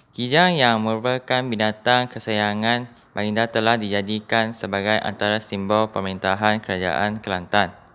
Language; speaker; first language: Malay; non-native, local second language; Chinese